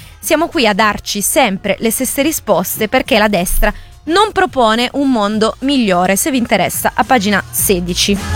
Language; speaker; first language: Italian; native; Italian